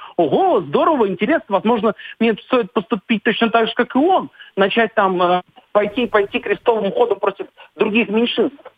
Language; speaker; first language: Russian; native; Russian